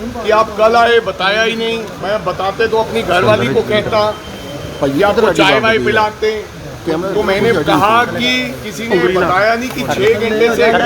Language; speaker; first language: Hindi; non-native, local second language; Punjabi